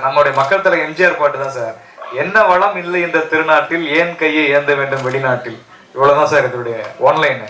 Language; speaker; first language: Tamil; native; Tamil